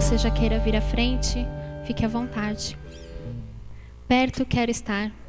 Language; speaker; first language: Portuguese; native; Portuguese